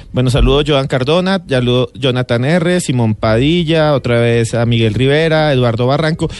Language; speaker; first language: Spanish; native; Spanish